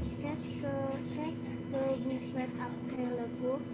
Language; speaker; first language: French; non-native, learner; Indonesian